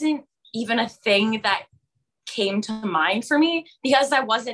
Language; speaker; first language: English; native; English